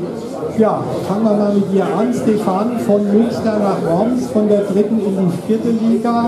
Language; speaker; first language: German; native; German